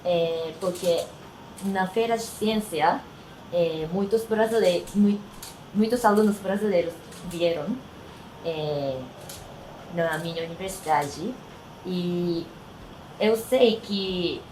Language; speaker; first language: Portuguese; non-native, learner; Japanese